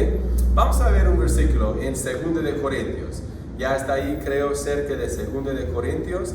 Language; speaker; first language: Spanish; non-native, fluent; English